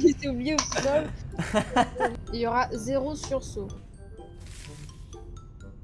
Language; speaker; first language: French; native; French